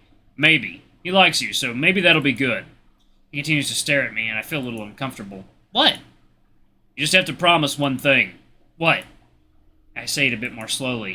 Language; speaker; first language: English; native; English